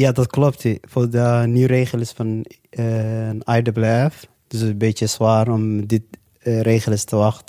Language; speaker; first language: Dutch; non-native, local second language; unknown